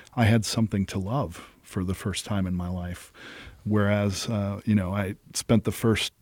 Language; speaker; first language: English; early bilingual, other home language; Italian